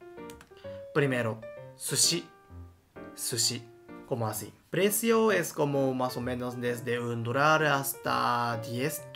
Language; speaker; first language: Spanish; non-native, learner; Japanese